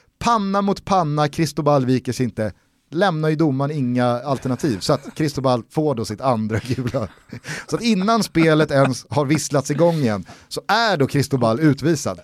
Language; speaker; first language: Swedish; native; Swedish